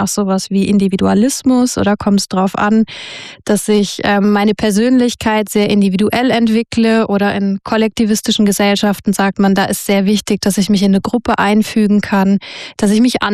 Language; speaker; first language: German; native; German